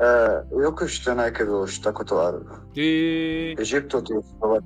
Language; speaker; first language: Japanese; non-native, learner; Arabic